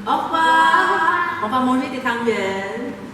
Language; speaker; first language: French; non-native, learner; Chinese